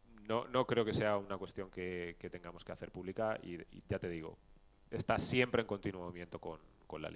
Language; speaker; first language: Spanish; native; Spanish